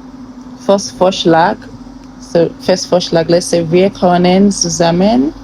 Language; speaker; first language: German; non-native, fluent; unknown